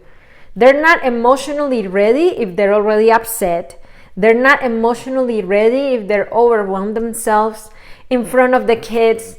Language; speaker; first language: English; non-native, fluent; Spanish